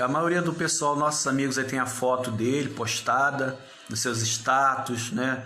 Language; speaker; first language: Portuguese; native; Portuguese